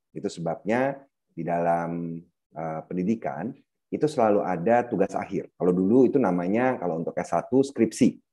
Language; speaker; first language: Indonesian; native; Indonesian